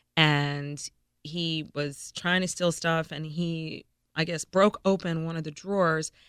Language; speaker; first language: English; native; English